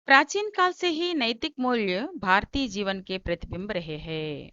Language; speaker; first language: Hindi; non-native, local second language; Telugu